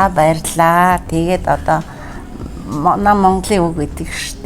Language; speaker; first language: Mongolian; native; Mongolian